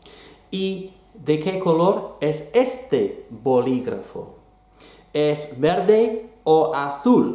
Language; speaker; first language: Spanish; non-native, fluent; English